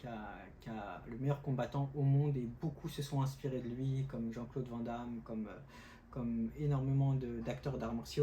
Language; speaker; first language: French; native; French